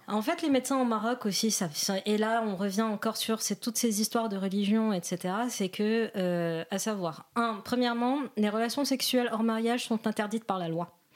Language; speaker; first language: French; non-native, local second language; Arabic